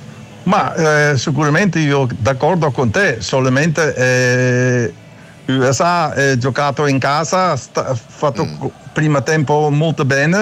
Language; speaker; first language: Italian; non-native, learner; Dutch